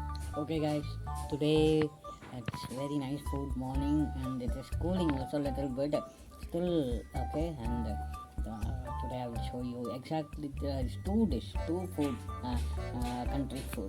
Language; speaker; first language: English; non-native, learner; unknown